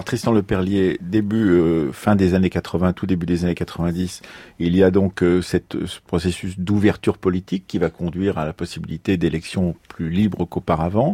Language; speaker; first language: French; native; French